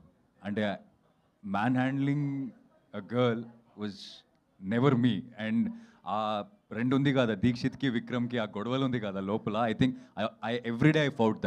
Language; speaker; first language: Telugu; non-native, fluent; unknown